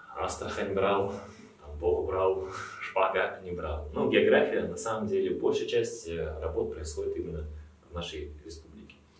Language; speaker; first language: Russian; native; Russian